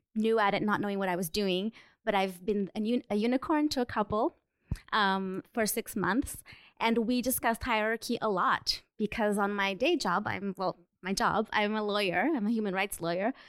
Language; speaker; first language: English; non-native, fluent; Portuguese